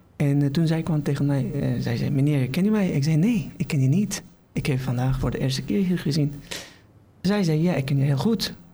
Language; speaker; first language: Dutch; non-native, fluent; Persian